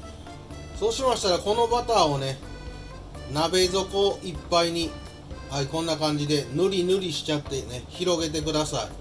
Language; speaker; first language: Japanese; native; Japanese